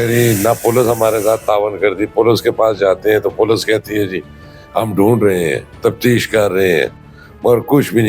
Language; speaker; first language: Urdu; non-native, local second language; Pashto